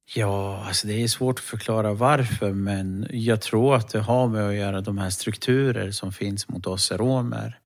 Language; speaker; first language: Swedish; early bilingual, other home language; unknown